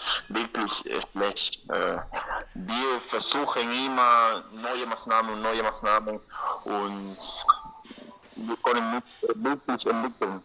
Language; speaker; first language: German; non-native, learner; Spanish